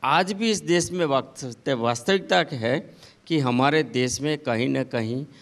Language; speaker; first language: Hindi; non-native, local second language; Gujarati